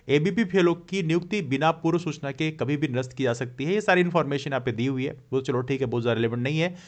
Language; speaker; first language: Hindi; native; Hindi